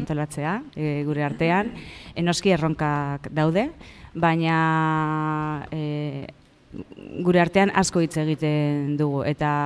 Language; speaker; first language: Basque; non-native, local second language; Spanish